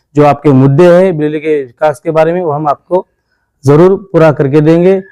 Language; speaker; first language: Hindi; non-native, local second language; Marathi